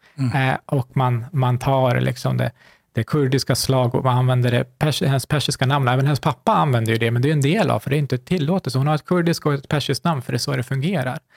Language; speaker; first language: Swedish; early bilingual, other home language; Kurdish